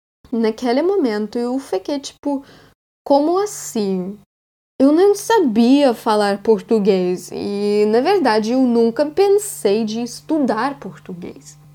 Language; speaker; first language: Portuguese; non-native, fluent; Russian